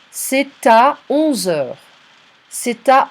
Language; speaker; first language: French; non-native, fluent; English